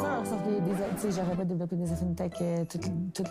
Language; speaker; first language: French; native; French